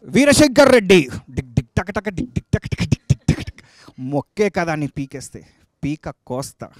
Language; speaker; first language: Telugu; native; Telugu